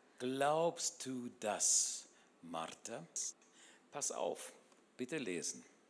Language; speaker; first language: German; non-native, learner; English